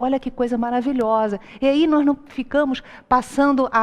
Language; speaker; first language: Portuguese; native; Portuguese